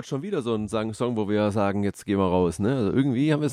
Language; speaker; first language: German; native; German